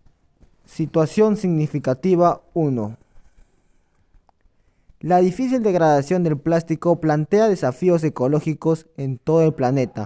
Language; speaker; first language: Spanish; native; Spanish